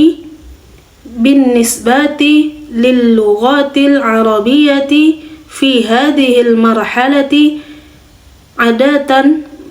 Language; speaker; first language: Arabic; non-native, learner; Indonesian